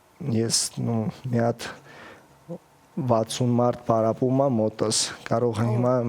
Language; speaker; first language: Armenian; early bilingual, heritage; Russian